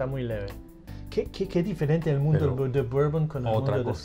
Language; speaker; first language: Spanish; early bilingual, heritage; Spanish